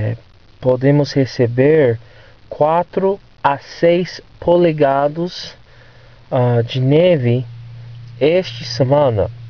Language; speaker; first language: Portuguese; non-native, fluent; English